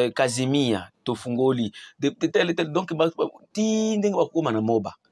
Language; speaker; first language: Lingala; non-native, local second language; Swahili